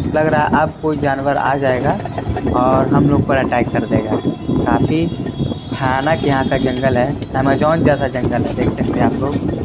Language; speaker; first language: Hindi; native; Hindi